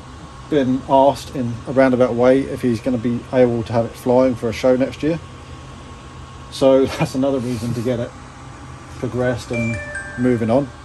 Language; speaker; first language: English; native; English